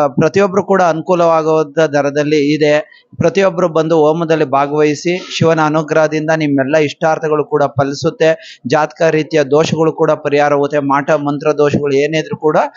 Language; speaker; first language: Kannada; native; Kannada